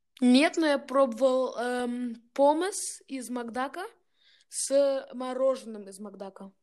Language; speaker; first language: Russian; early bilingual, heritage; Russian